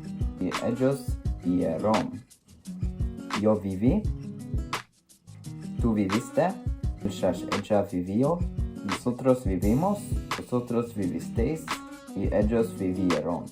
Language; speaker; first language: Spanish; non-native, learner; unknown